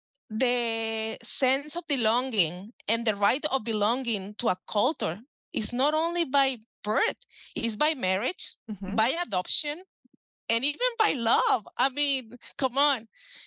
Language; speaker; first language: English; non-native, fluent; Spanish